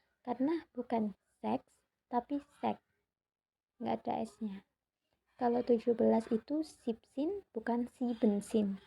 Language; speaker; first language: Indonesian; native; Indonesian